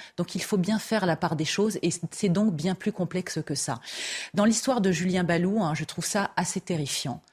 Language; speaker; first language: French; native; French